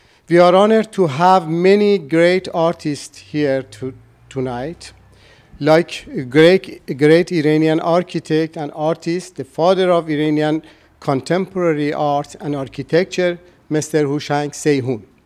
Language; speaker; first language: English; non-native, fluent; Persian